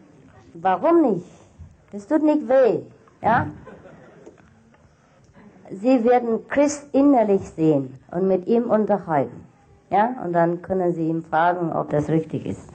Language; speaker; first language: German; non-native, fluent; Vietnamese